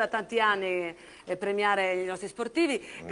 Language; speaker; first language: Italian; native; Italian